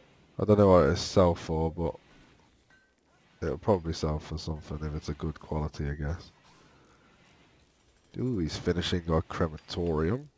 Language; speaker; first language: English; native; English